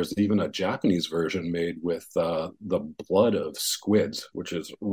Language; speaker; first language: English; native; English